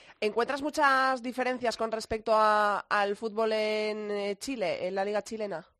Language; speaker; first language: Spanish; native; Spanish